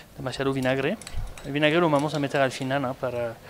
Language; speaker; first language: Spanish; non-native, fluent; French